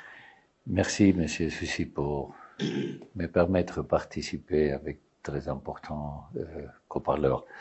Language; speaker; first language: French; non-native, learner; Spanish